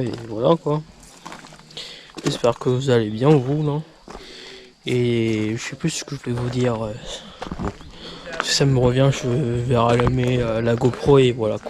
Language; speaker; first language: French; native; French